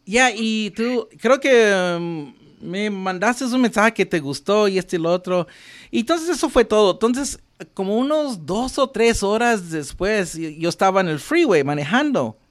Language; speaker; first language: Spanish; early bilingual, heritage; Spanish